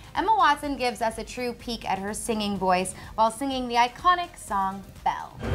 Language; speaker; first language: English; native; English